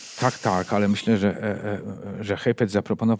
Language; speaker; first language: Polish; native; Polish